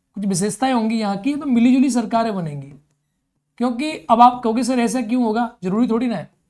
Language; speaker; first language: Hindi; native; Hindi